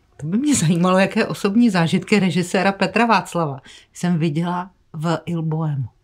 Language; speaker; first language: Czech; native; Czech